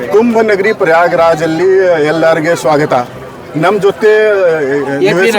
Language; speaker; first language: Kannada; non-native, learner; Hindi